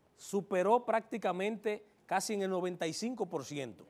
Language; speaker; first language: Spanish; native; Spanish